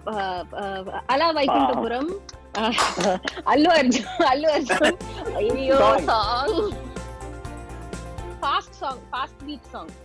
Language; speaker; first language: Telugu; non-native, local second language; Tamil